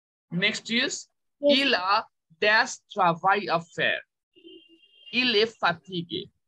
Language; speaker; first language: French; non-native, fluent; Bangla